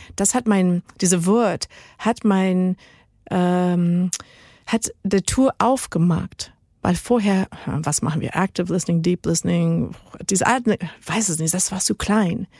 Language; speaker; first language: German; non-native, learner; Spanish